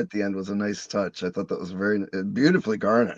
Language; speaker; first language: English; native; English